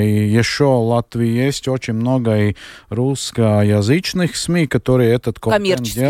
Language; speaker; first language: Russian; non-native, local second language; Latvian